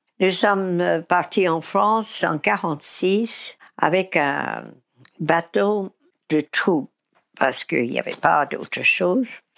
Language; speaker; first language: French; non-native, fluent; English